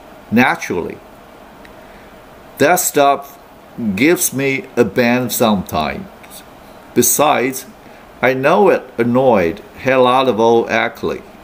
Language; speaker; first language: English; non-native, fluent; Chinese